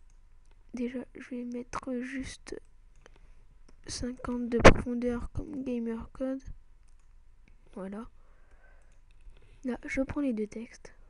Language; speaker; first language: French; native; French